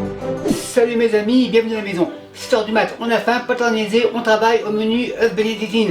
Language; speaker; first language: French; native; French